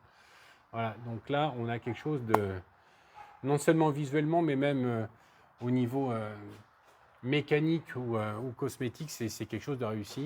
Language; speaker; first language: French; native; French